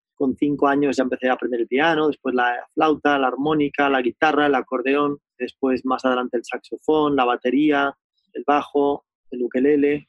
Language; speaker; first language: Spanish; native; Spanish